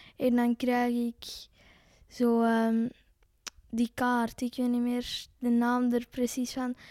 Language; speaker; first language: Dutch; native; Dutch